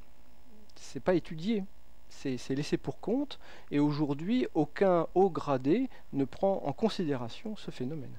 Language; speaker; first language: French; native; French